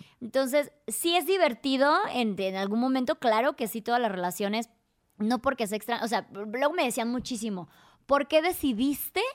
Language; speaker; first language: Spanish; native; Spanish